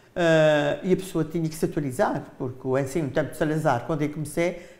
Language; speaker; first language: Portuguese; native; Portuguese